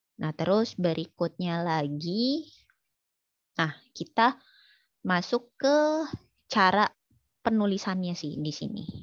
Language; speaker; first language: Indonesian; native; Indonesian